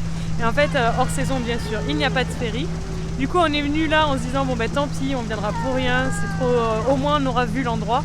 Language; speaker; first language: French; native; French